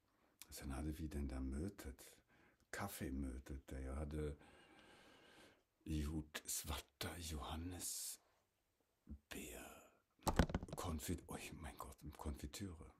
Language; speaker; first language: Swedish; non-native, fluent; German